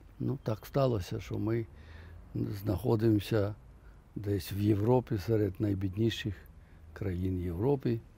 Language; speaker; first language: Ukrainian; native; Ukrainian